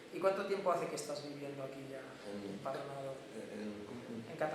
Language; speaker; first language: Spanish; native; Spanish